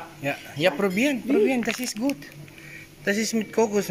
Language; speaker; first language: German; non-native, fluent; Filipino